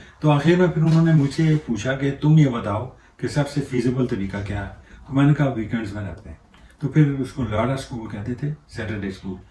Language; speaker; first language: Urdu; non-native, local second language; Punjabi